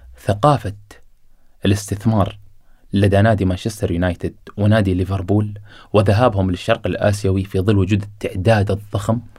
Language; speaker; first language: Arabic; native; Arabic